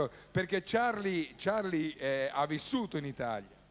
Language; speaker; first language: Italian; native; Italian